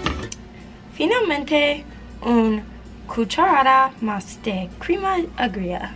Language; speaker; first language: Spanish; non-native, learner; English